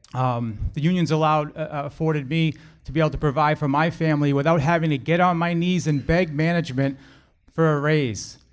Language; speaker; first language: English; native; English